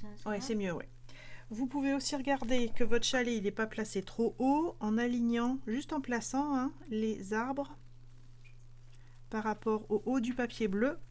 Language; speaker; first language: French; native; French